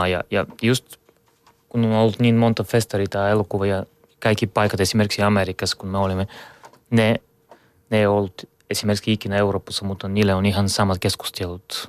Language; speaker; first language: Finnish; non-native, learner; Bulgarian